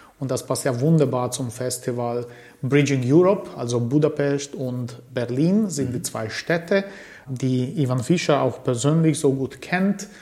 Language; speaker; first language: German; early bilingual, other home language; Croatian